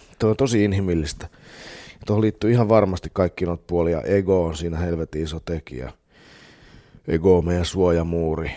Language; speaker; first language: Finnish; native; Finnish